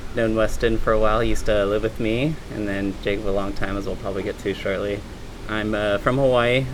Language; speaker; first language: English; native; English